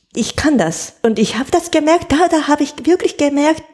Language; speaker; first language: German; non-native, fluent; Japanese